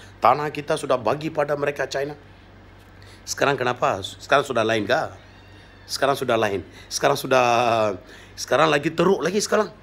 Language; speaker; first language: Malay; non-native, local second language; Tamil